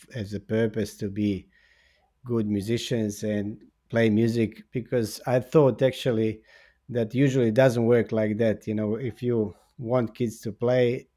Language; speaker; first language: English; non-native, fluent; Bosnian